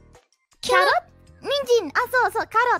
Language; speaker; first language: Japanese; non-native, learner; Indonesian